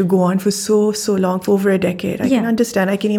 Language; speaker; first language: English; non-native, local second language; Urdu